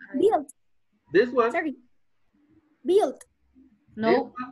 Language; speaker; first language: English; non-native, fluent; Spanish